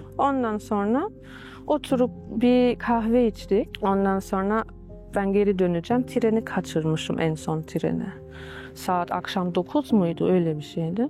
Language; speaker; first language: Turkish; early bilingual, heritage; Turkish